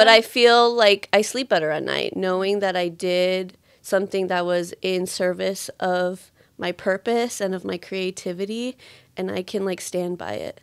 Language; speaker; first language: English; early bilingual, other home language; Spanish